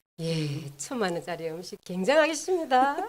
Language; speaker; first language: Korean; native; Korean